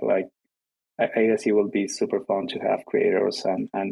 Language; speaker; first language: English; non-native, fluent; Spanish